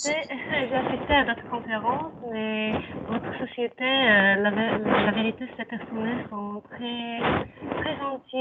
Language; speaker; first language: French; non-native, fluent; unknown